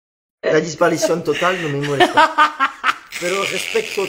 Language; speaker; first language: Spanish; non-native, learner; French